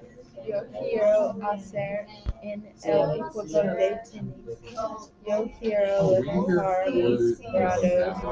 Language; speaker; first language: Spanish; non-native, learner; English